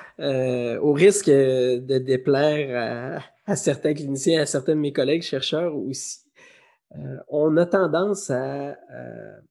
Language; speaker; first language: French; native; French